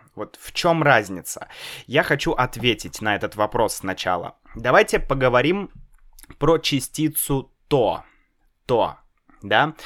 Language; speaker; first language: Russian; native; Russian